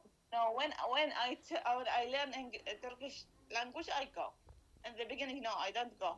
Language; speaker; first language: English; non-native, learner; Arabic